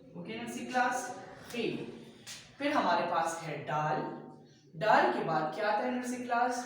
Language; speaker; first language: Urdu; non-native, local second language; Punjabi